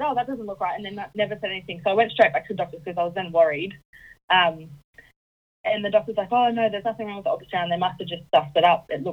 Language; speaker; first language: English; native; English